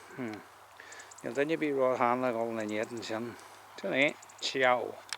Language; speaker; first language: Irish; native; Irish